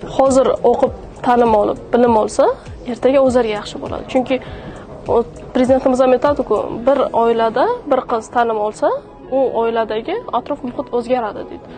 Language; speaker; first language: Uzbek; non-native, local second language; Kara-Kalpak